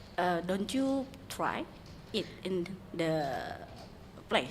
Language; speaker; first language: English; non-native, learner; Indonesian